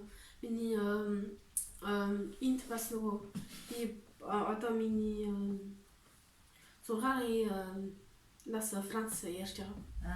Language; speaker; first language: Mongolian; early bilingual, heritage; Mongolian